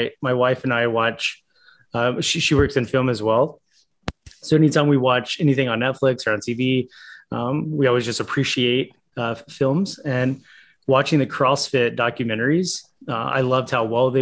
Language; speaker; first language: English; native; English